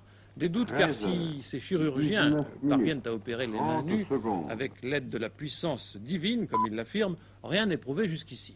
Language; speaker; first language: French; native; French